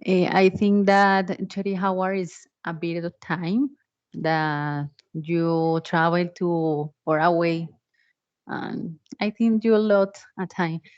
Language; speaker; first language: English; non-native, learner; Spanish